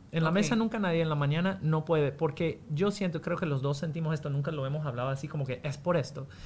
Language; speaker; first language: Spanish; non-native, fluent; English